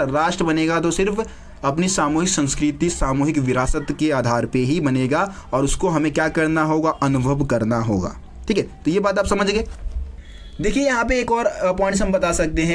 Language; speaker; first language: Hindi; native; Hindi